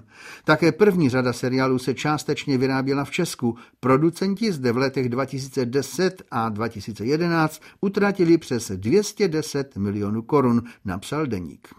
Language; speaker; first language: Czech; native; Czech